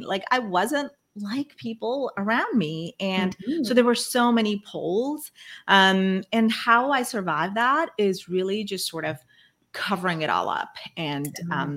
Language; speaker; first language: English; non-native, fluent; Malay